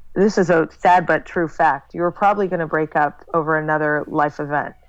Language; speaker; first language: English; native; English